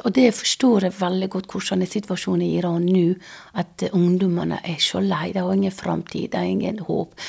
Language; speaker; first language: Norwegian; non-native, fluent; Persian